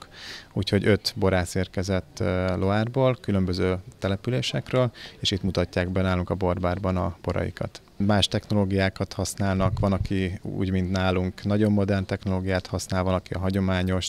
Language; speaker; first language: Hungarian; native; Hungarian